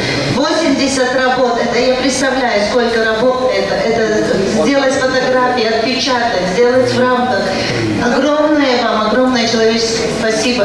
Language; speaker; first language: Russian; non-native, local second language; Latvian